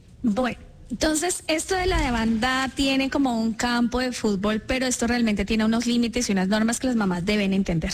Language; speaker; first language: Spanish; native; Spanish